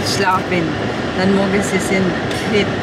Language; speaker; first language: German; non-native, local second language; Filipino